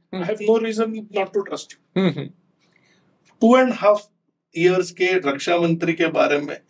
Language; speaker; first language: Hindi; non-native, local second language; Konkani